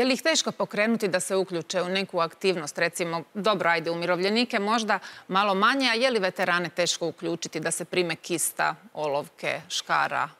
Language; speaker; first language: Croatian; native; Croatian